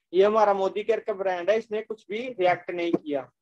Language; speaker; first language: Hindi; native; Hindi